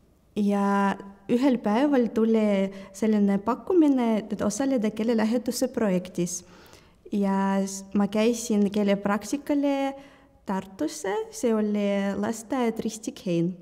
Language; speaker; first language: Estonian; non-native, local second language; Russian